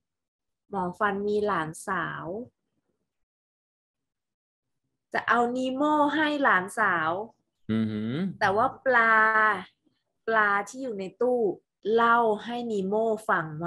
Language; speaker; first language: Thai; native; Thai